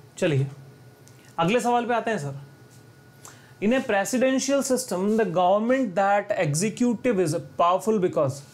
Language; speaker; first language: Hindi; native; Hindi